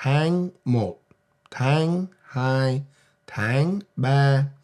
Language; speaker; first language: Vietnamese; non-native, fluent; English